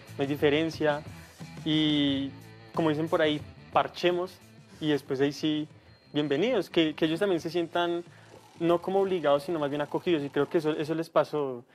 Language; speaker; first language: Spanish; native; Spanish